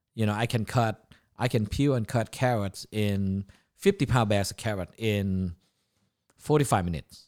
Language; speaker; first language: English; non-native, learner; Thai